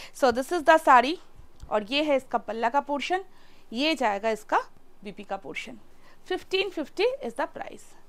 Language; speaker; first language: Hindi; non-native, local second language; Bangla